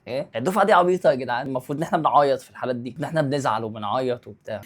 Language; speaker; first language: Arabic; native; Arabic